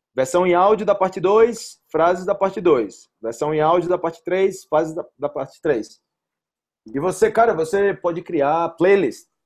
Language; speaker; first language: Portuguese; native; Portuguese